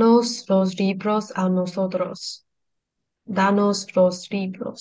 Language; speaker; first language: Spanish; non-native, learner; Chinese